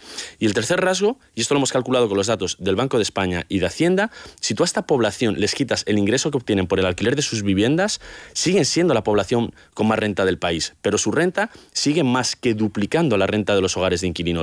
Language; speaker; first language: Spanish; native; Spanish